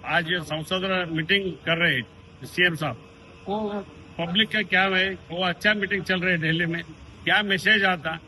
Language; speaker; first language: Hindi; non-native, local second language; Kannada